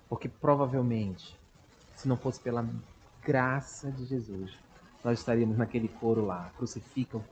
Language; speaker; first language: Portuguese; native; Portuguese